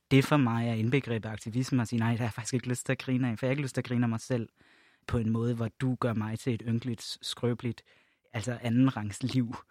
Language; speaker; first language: Danish; native; Danish